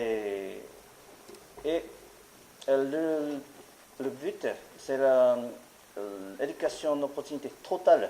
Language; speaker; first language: French; non-native, learner; Japanese